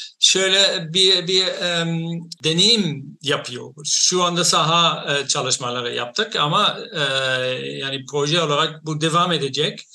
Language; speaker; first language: Turkish; non-native, fluent; Dutch